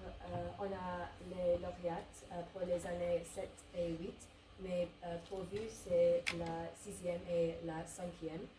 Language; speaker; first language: French; non-native, learner; English